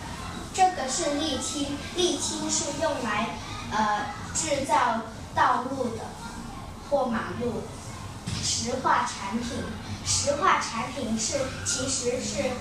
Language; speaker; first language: Chinese; non-native, local second language; Cantonese